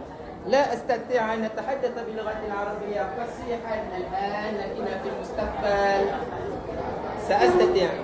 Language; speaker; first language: Arabic; non-native, fluent; Malay